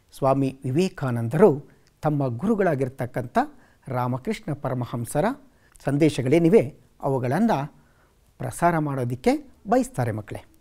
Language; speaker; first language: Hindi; non-native, local second language; Kannada